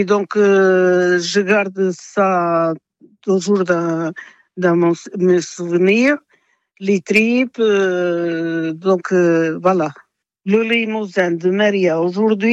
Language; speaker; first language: French; non-native, fluent; Portuguese